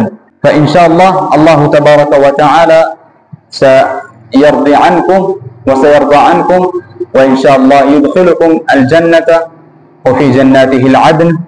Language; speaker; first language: Arabic; non-native, fluent; Urdu